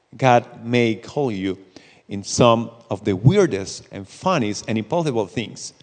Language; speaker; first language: English; non-native, fluent; Spanish